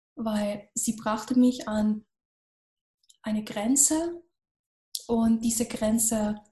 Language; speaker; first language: German; non-native, fluent; English